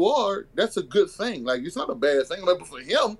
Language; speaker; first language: English; native; English